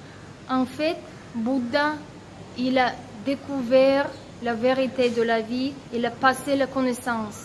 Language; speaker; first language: French; non-native, fluent; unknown